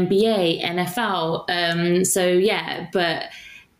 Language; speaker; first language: English; native; English